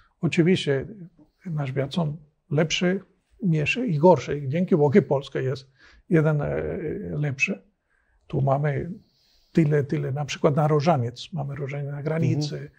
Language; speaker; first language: Polish; non-native, learner; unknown